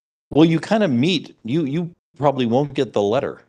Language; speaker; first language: English; native; English